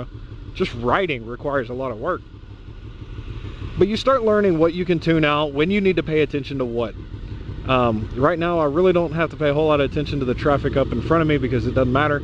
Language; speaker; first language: English; native; English